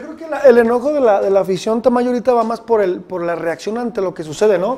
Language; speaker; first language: Spanish; native; Spanish